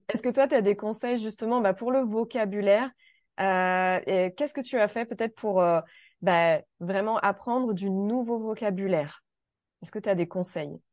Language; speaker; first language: French; native; French